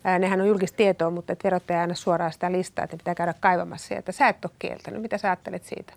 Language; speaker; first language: Finnish; native; Finnish